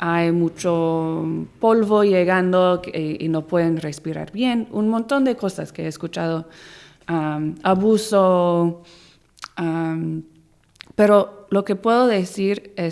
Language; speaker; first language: Spanish; non-native, fluent; English